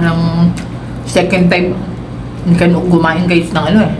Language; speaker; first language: Filipino; native; Filipino